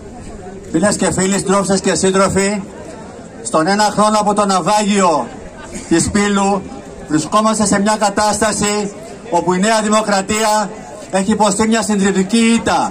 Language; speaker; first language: Greek; native; Greek